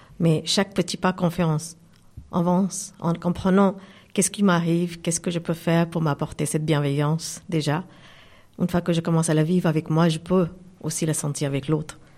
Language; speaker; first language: French; non-native, fluent; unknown